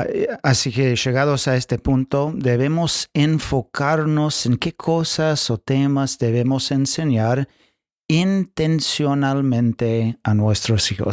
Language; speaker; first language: Spanish; non-native, fluent; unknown